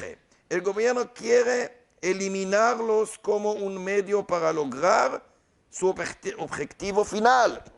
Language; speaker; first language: Spanish; non-native, learner; Hebrew